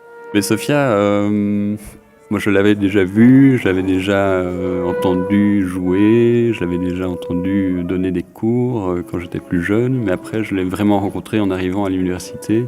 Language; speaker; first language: French; native; French